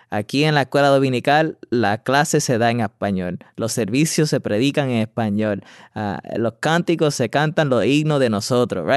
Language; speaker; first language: Spanish; early bilingual, heritage; Spanish